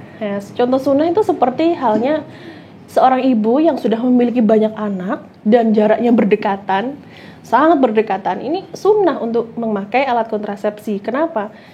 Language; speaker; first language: Indonesian; native; Indonesian